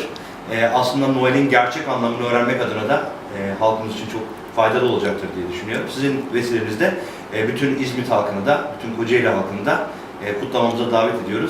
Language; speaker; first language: Turkish; native; Turkish